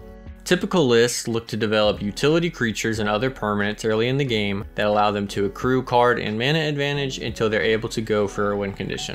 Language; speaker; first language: English; native; English